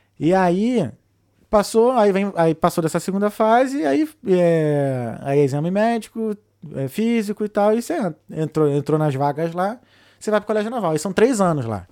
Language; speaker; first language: Portuguese; native; Portuguese